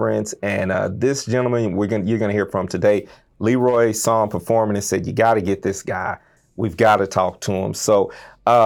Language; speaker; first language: English; native; English